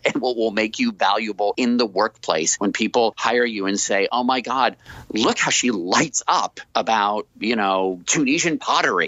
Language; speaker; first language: English; native; English